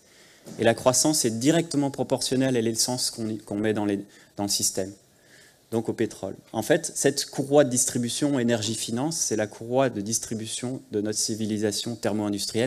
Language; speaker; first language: French; native; French